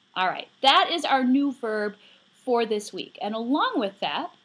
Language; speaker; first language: English; native; English